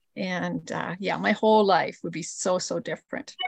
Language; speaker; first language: English; early bilingual, other home language; Spanish